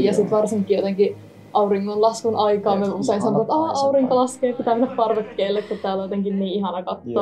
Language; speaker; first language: Finnish; native; Finnish